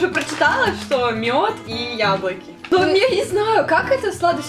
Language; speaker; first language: Russian; native; Russian